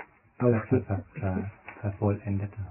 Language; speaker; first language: German; non-native, fluent; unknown